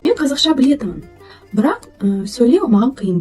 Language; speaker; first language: Kazakh; non-native, learner; Russian